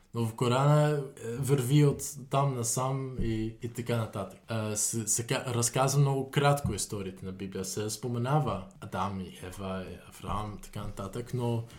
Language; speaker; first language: Bulgarian; non-native, fluent; Dutch